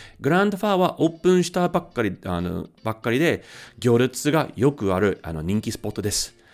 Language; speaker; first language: Japanese; non-native, fluent; English